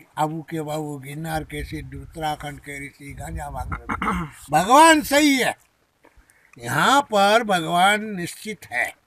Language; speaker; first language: Hindi; non-native, local second language; Bangla